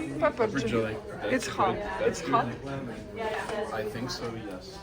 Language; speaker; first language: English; non-native, learner; Ukrainian